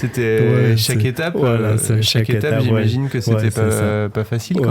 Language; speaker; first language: French; native; French